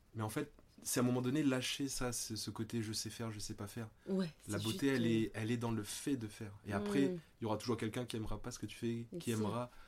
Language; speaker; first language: French; native; French